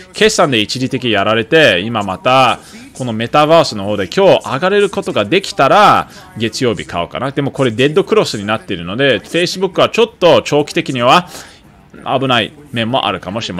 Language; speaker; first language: Japanese; early bilingual, other home language; English